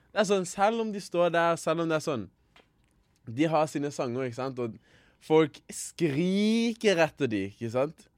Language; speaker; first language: Norwegian; early bilingual, other home language; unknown